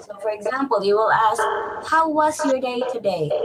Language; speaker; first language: English; non-native, fluent; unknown